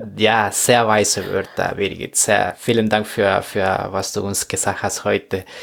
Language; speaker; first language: German; non-native, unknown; Spanish